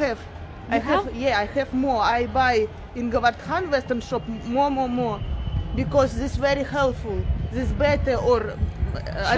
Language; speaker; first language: English; non-native, learner; Russian